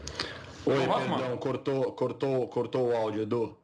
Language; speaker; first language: Portuguese; native; Portuguese